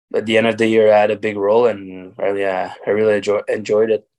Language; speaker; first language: English; native; English